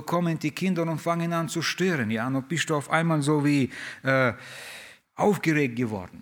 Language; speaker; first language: German; non-native, fluent; Russian